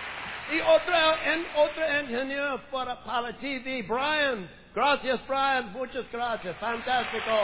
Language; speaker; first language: Spanish; non-native, learner; English